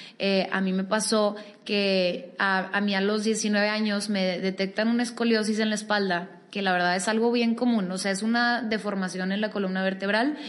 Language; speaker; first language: Spanish; native; Spanish